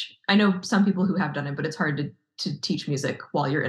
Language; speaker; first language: English; native; English